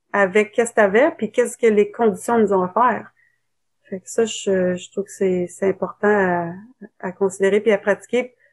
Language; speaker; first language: French; native; French